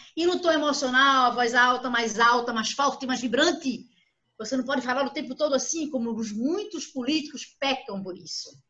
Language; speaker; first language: Portuguese; native; Portuguese